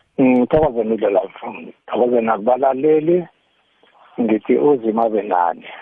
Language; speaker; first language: Zulu; non-native, local second language; South Ndebele